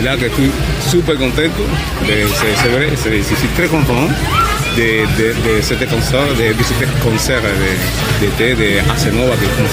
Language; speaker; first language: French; non-native, fluent; Spanish